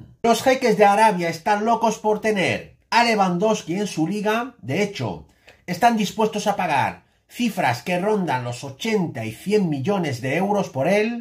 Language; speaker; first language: Spanish; native; Spanish